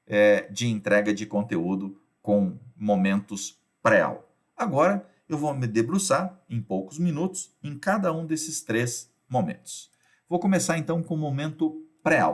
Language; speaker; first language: Portuguese; native; Portuguese